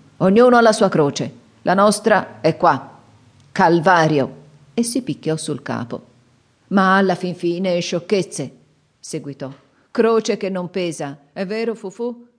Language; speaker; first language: Italian; native; Italian